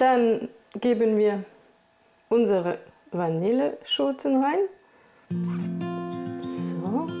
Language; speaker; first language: German; non-native, fluent; French